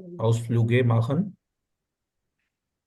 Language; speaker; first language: German; non-native, learner; Urdu